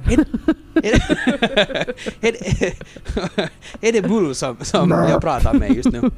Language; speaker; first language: Swedish; native; Swedish